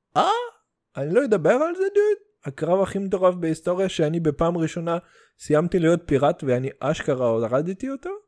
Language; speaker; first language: Hebrew; early bilingual, other home language; Russian